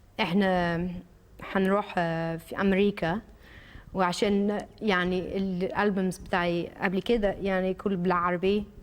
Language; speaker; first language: Arabic; early bilingual, heritage; Arabic